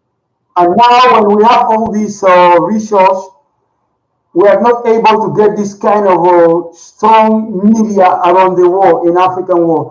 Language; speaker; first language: English; non-native, learner; Spanish